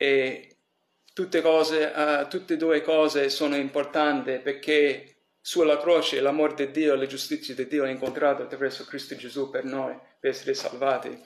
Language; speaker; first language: Italian; early bilingual, heritage; English